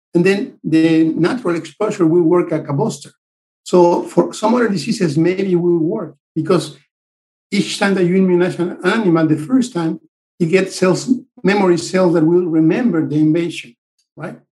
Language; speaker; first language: English; non-native, fluent; Spanish